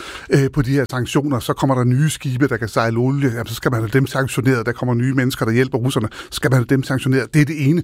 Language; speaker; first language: Danish; native; Danish